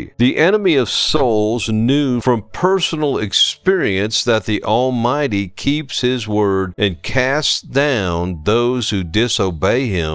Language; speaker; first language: English; native; English